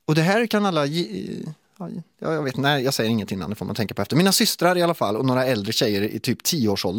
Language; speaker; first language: Swedish; native; Swedish